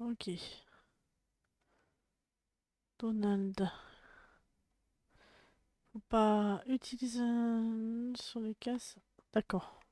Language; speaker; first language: French; native; French